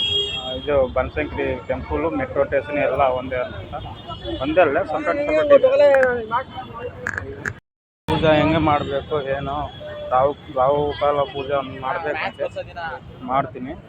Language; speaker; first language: Kannada; non-native, learner; Telugu